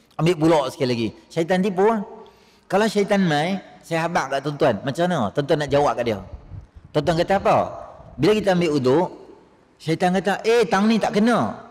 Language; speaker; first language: Malay; native; Malay